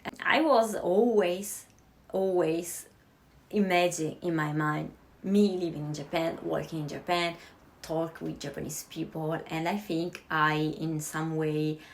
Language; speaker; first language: English; non-native, fluent; Italian